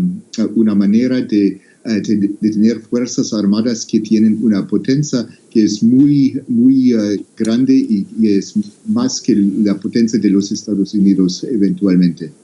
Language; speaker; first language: Spanish; non-native, fluent; English